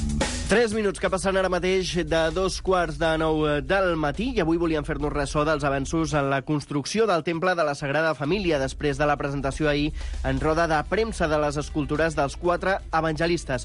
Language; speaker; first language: Catalan; native; Catalan